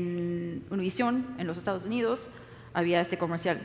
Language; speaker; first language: Spanish; early bilingual, heritage; English